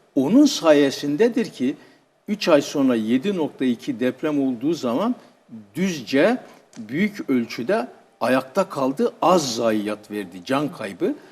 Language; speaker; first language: Turkish; native; Turkish